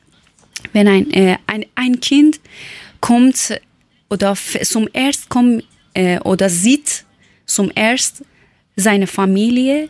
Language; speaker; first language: German; non-native, learner; Persian